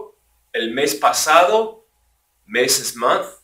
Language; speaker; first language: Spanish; non-native, fluent; English